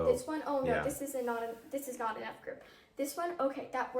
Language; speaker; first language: English; native; English